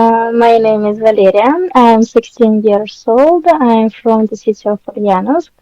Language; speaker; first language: English; non-native, learner; Russian